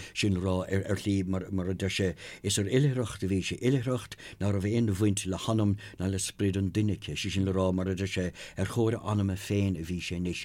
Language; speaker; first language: Irish; non-native, local second language; English